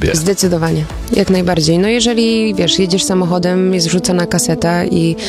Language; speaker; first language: Polish; early bilingual, heritage; Polish